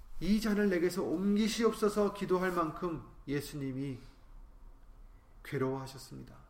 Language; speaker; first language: Korean; native; Korean